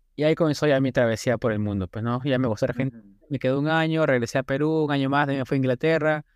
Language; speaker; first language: Spanish; native; Spanish